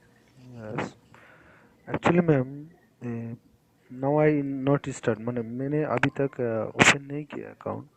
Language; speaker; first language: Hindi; non-native, learner; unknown